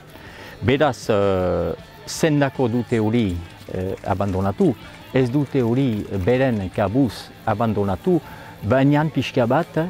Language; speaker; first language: Basque; native; Basque